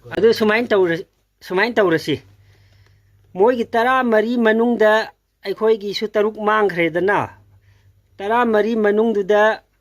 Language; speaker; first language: Manipuri; non-native, local second language; Tangkhul Naga (India)